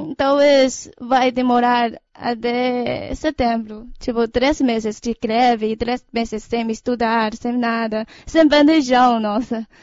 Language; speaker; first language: Portuguese; non-native, fluent; Chinese